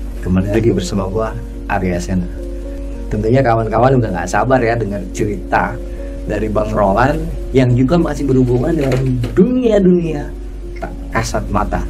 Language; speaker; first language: Indonesian; native; Indonesian